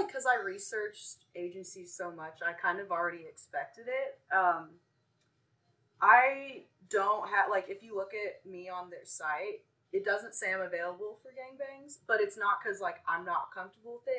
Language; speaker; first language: English; native; English